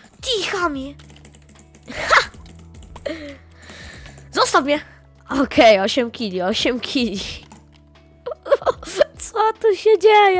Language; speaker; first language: Polish; native; Polish